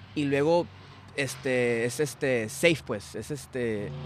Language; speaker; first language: Spanish; early bilingual, heritage; Spanish